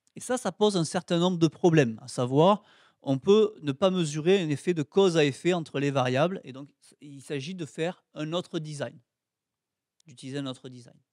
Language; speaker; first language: French; native; French